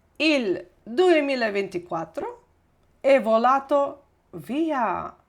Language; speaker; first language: Italian; non-native, fluent; Ukrainian